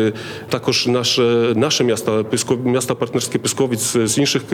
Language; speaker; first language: Polish; non-native, learner; Ukrainian